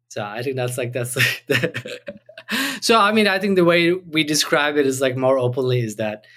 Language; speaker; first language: English; non-native, fluent; Turkish